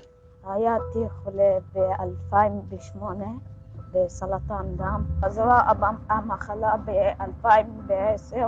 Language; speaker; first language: Hebrew; non-native, learner; Arabic